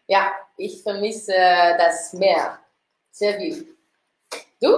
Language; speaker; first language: German; non-native, learner; Dutch